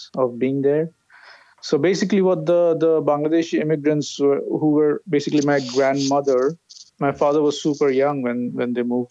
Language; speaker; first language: English; non-native, local second language; Bangla